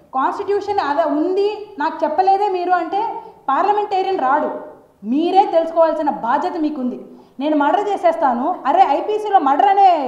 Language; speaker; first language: Telugu; native; Telugu